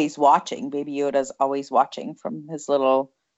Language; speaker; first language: English; non-native, local second language; Tamil